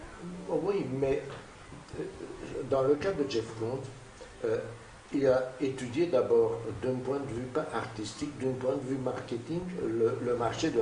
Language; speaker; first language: French; non-native, fluent; Romanian